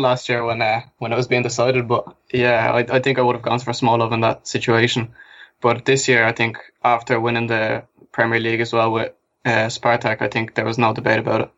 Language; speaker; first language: English; native; English